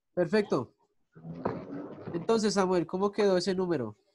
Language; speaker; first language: Spanish; native; Spanish